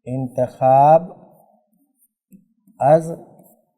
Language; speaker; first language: Persian; non-native, fluent; Urdu